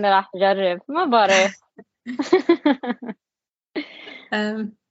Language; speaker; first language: Arabic; non-native, learner; English